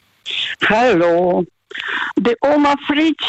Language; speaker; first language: German; non-native, fluent; Russian